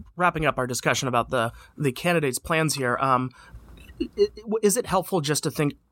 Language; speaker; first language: English; native; English